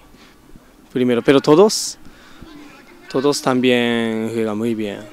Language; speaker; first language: Spanish; non-native, learner; Japanese